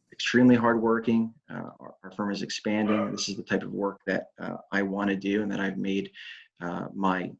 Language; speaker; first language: English; native; English